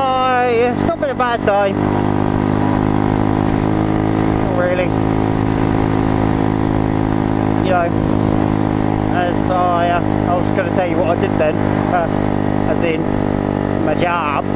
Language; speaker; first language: English; native; English